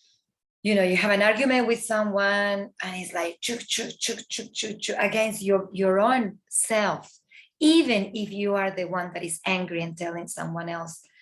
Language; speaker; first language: English; non-native, fluent; Spanish